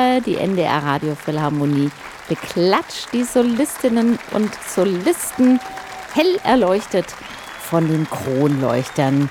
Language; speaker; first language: German; native; German